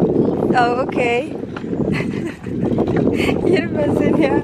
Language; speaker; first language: Dutch; early bilingual, heritage; Turkish